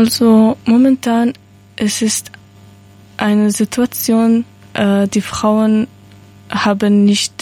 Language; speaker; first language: German; non-native, learner; Persian